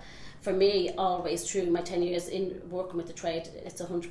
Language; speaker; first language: English; native; English